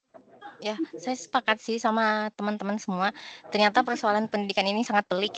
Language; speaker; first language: Indonesian; native; Indonesian